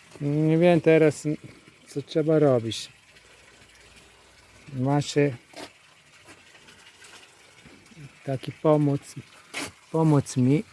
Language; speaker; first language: Polish; non-native, learner; Italian